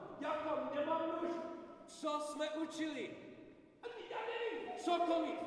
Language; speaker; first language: Czech; non-native, learner; English